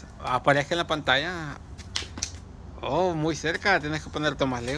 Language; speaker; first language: Spanish; native; Spanish